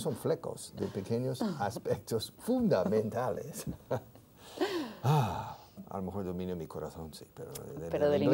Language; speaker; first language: Spanish; non-native, fluent; English